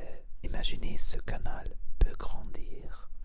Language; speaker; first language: French; non-native, learner; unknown